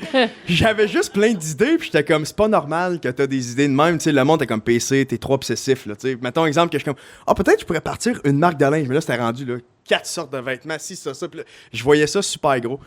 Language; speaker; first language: French; native; French